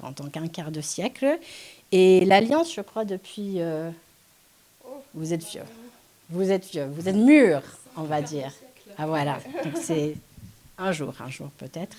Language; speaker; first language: French; non-native, local second language; English